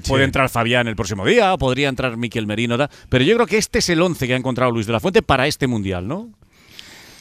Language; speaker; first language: Spanish; native; Spanish